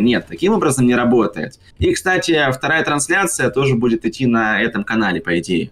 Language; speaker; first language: Russian; native; Russian